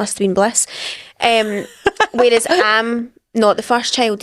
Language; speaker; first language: English; native; English